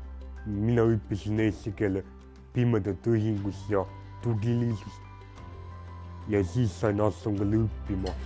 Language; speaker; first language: Estonian; non-native, local second language; Russian